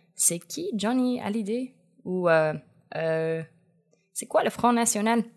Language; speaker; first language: French; non-native, fluent; English